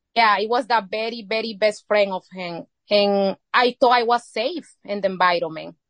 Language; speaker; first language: English; non-native, fluent; Spanish